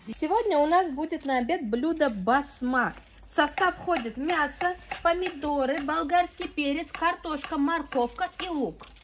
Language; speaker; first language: Russian; native; Russian